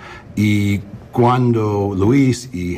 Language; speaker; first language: Spanish; non-native, learner; English